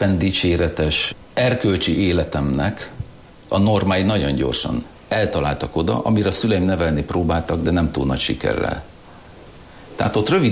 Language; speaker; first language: Hungarian; non-native, local second language; German